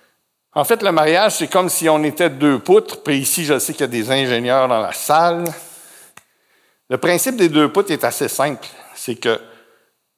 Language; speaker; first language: French; native; French